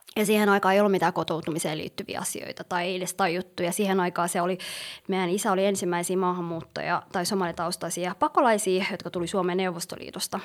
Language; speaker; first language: Finnish; early bilingual, other home language; Somali